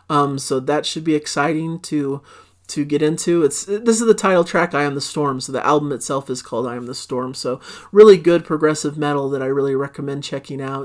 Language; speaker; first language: English; native; English